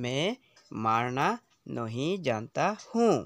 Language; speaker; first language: Hindi; non-native, local second language; Assamese